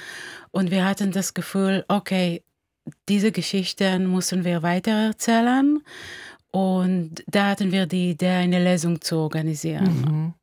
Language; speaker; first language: German; non-native, fluent; Hebrew